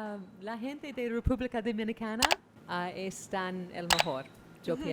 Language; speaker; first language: Spanish; non-native, learner; English